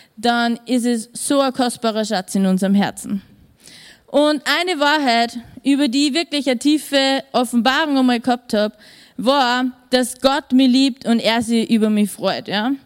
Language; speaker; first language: German; native; German